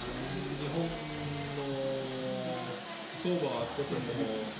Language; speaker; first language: Japanese; non-native, learner; German